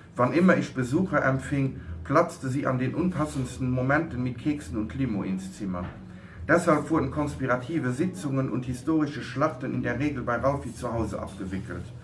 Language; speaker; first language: German; non-native, local second language; Luxembourgish